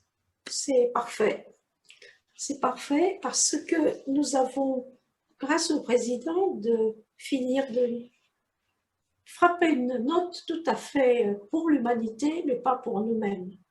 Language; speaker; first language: French; native; French